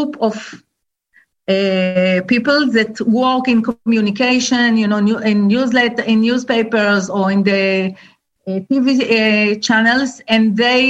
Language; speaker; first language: English; non-native, fluent; Hebrew